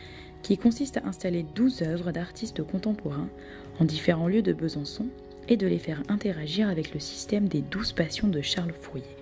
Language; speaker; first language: French; native; French